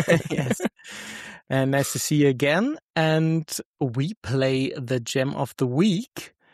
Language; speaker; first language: English; non-native, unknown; German